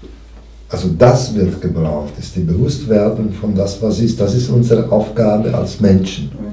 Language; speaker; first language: German; non-native, fluent; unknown